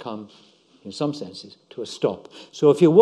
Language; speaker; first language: English; native; English